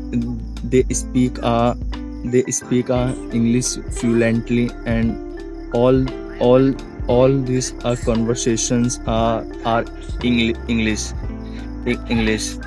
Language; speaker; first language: English; non-native, learner; Hindi